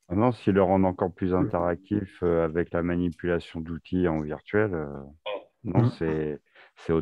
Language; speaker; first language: French; native; French